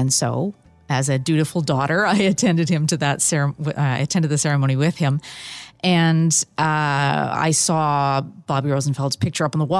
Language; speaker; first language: English; native; English